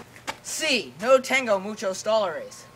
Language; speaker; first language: Spanish; non-native, learner; English